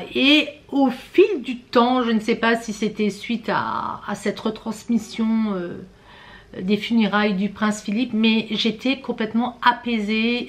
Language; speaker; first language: French; native; French